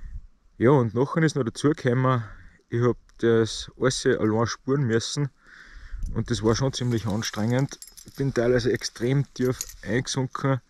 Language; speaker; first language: German; native; German